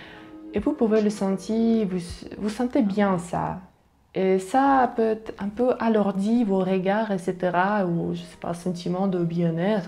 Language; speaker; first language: French; non-native, learner; Russian